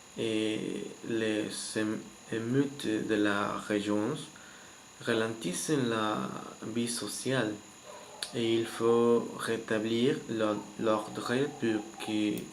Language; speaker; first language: French; non-native, fluent; Spanish